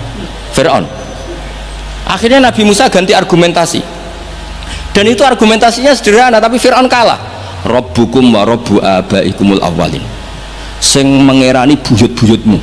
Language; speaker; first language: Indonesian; non-native, local second language; Javanese